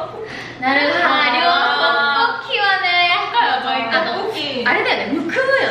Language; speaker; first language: Japanese; native; Japanese